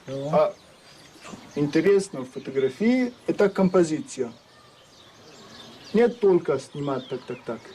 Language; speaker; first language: Russian; non-native, learner; French